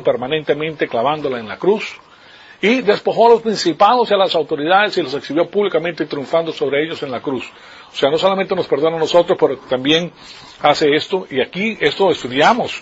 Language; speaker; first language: Spanish; native; Spanish